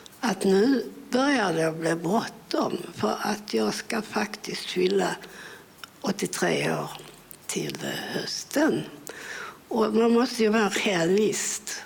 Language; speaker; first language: Swedish; early bilingual, other home language; English